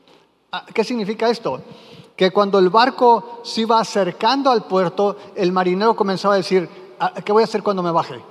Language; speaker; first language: Spanish; native; Spanish